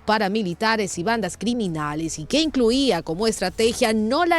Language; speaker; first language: Spanish; native; Spanish